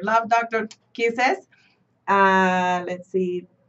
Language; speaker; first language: English; early bilingual, other home language; Spanish